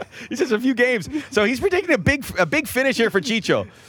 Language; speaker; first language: English; native; English